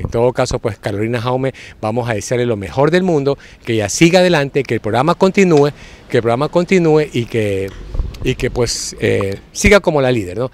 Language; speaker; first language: Spanish; native; Spanish